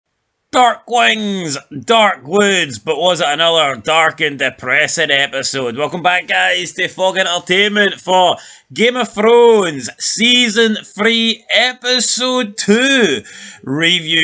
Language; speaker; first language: English; native; English